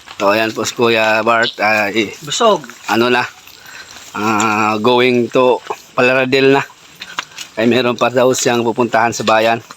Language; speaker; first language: Filipino; non-native, local second language; Cebuano